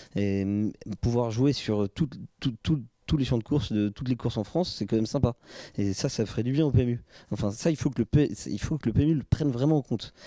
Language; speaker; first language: French; native; French